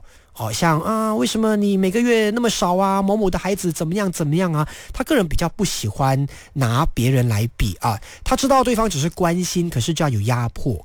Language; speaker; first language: Chinese; native; Chinese